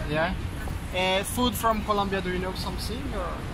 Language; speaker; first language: English; non-native, learner; French